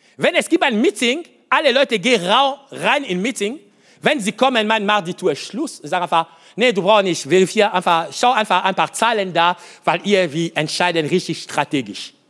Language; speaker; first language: German; non-native, learner; Lingala